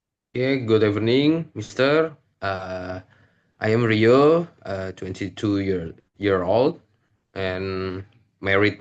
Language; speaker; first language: English; non-native, learner; Indonesian